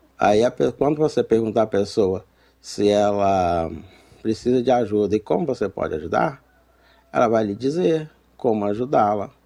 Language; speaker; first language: Portuguese; native; Portuguese